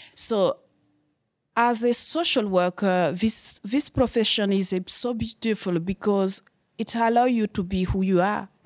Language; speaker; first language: English; non-native, fluent; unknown